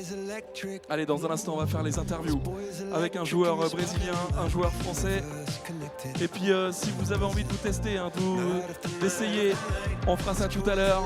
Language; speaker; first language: French; native; French